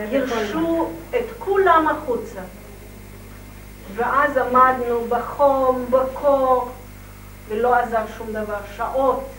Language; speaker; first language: Hebrew; non-native, fluent; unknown